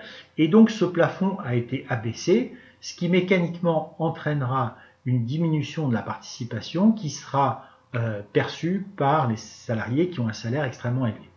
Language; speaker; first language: French; native; French